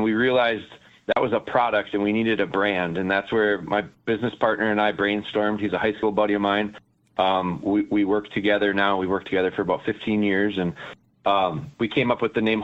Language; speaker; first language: English; native; English